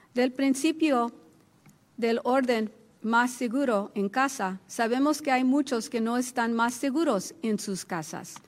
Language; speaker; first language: Spanish; early bilingual, heritage; Spanish